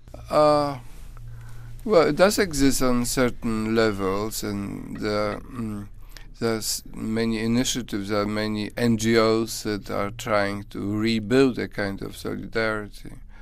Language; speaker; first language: English; non-native, fluent; Polish